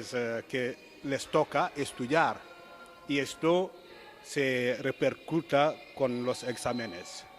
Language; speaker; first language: Spanish; non-native, fluent; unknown